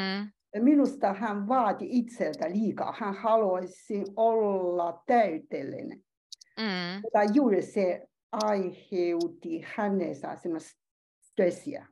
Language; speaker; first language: Finnish; non-native, learner; Chinese